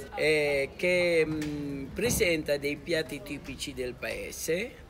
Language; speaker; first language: Italian; non-native, fluent; Filipino